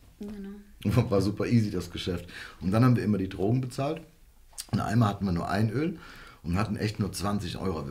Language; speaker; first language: German; early bilingual, other home language; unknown